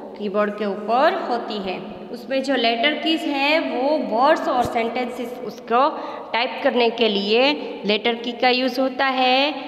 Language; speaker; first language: Hindi; non-native, local second language; Gujarati